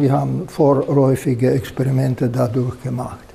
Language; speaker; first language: German; non-native, fluent; Slovak